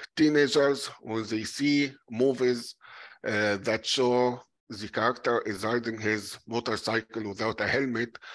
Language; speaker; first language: English; non-native, fluent; Arabic